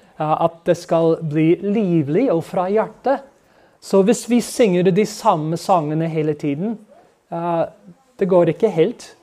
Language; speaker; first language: Norwegian; non-native, fluent; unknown